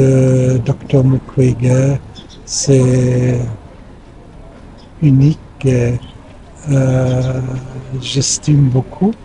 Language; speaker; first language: French; non-native, fluent; German